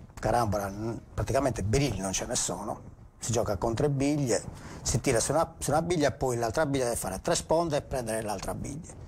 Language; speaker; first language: Italian; native; Italian